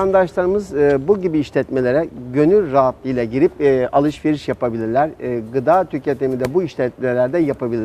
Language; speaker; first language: Turkish; native; Turkish